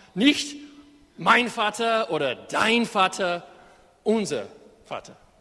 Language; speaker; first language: German; non-native, learner; English